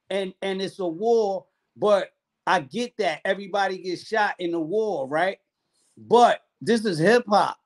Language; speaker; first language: English; native; English